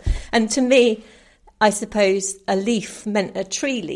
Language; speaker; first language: English; native; English